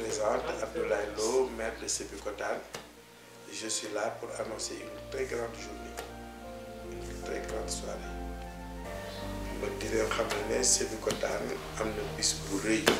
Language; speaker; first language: French; non-native, local second language; Wolof